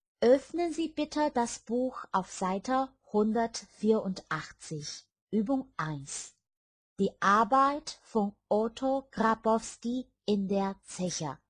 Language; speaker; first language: German; non-native, fluent; Chinese